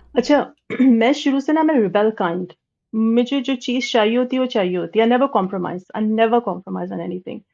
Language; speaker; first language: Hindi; early bilingual, heritage; Urdu